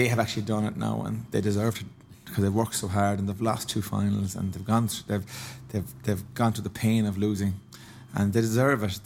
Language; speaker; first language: English; native; English